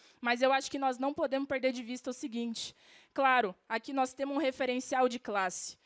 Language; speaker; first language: Portuguese; native; Portuguese